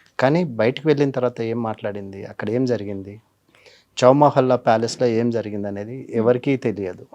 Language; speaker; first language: Telugu; native; Telugu